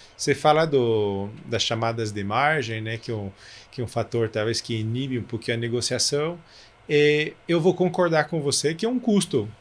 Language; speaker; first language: Portuguese; non-native, fluent; French